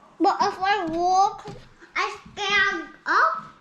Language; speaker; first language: English; early bilingual, other home language; Korean